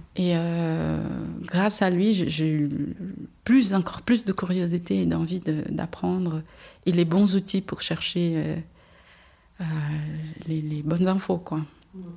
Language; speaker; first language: French; non-native, fluent; Portuguese